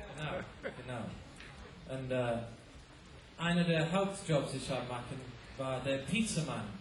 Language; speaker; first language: German; non-native, learner; English